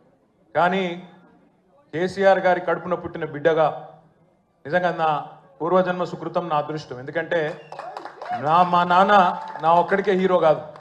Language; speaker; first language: Telugu; native; Telugu